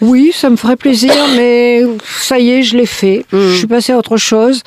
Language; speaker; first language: French; native; French